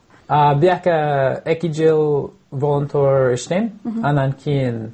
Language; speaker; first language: Kyrgyz; non-native, learner; English